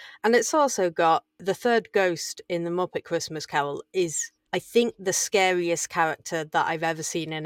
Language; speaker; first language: English; native; English